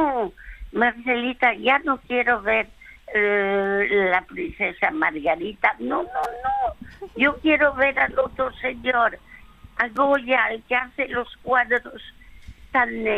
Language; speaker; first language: Spanish; early bilingual, other home language; French